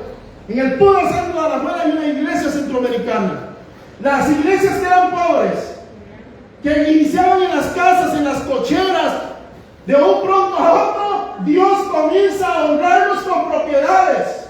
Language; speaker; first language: Spanish; native; Spanish